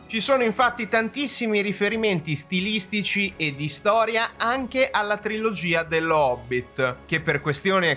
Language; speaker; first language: Italian; native; Italian